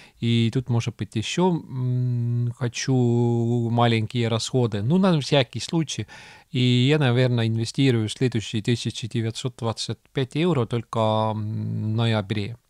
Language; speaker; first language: Russian; non-native, local second language; Estonian